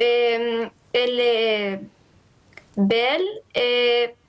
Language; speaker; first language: French; non-native, learner; Romanian